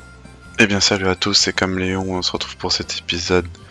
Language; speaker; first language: French; native; French